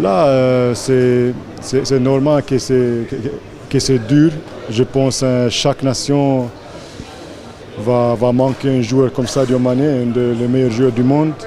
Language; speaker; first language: French; non-native, fluent; English